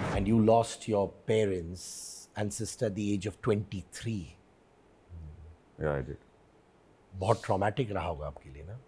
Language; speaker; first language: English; non-native, local second language; Hindi